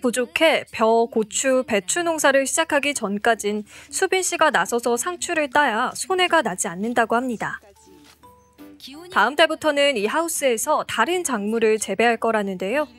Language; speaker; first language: Korean; native; Korean